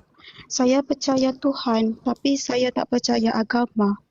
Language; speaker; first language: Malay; non-native, local second language; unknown